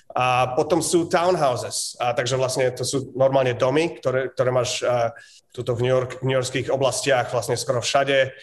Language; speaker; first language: Slovak; native; Slovak